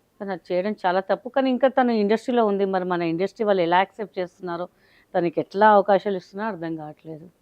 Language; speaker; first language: Telugu; non-native, local second language; Hindi